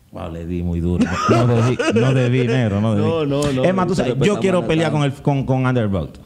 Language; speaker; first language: Spanish; native; Spanish